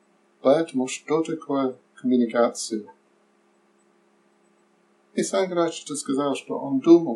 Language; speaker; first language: Russian; non-native, learner; English